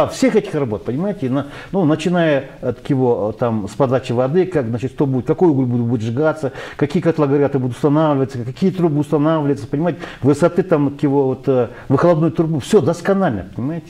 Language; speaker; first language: Russian; non-native, local second language; Kyrgyz